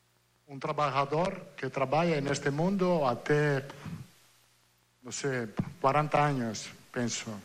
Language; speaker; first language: Portuguese; non-native, learner; Italian